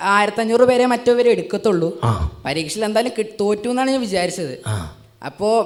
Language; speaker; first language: Malayalam; native; Malayalam